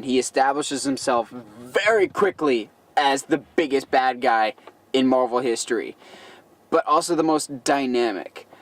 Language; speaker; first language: English; native; English